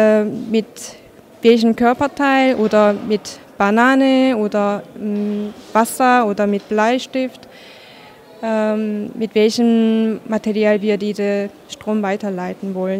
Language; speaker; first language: German; non-native, fluent; Korean